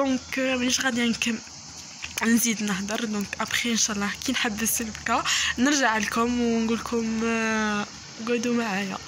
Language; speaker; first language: Arabic; early bilingual, heritage; Arabic